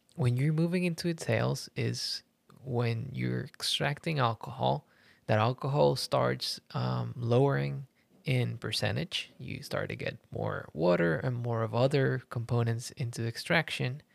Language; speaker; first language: English; early bilingual, other home language; Spanish